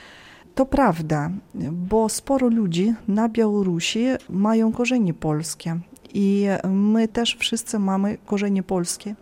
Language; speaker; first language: Polish; early bilingual, heritage; Polish